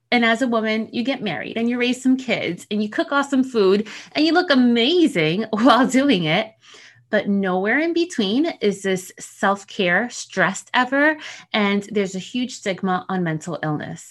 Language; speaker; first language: English; early bilingual, other home language; Spanish